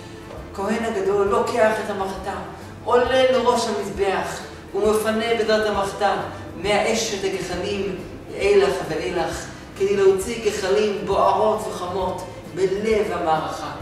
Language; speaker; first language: Hebrew; native; Hebrew